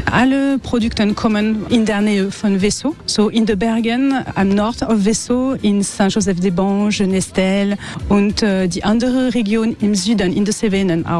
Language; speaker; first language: German; non-native, learner; French